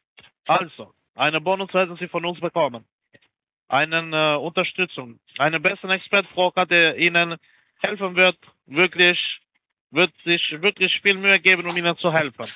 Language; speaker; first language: German; non-native, learner; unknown